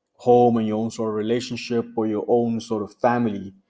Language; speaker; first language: English; non-native, local second language; Tswana